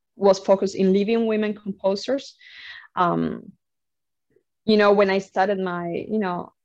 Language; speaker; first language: English; non-native, fluent; Spanish